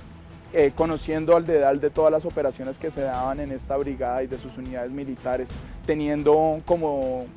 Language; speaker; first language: Spanish; native; Spanish